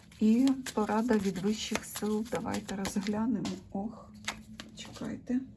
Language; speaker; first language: Ukrainian; non-native, local second language; Russian